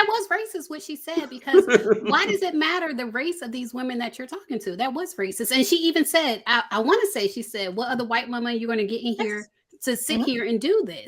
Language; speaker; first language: English; native; English